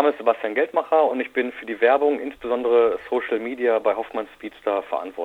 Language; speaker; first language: German; native; German